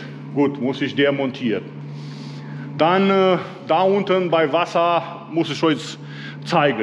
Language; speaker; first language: German; non-native, learner; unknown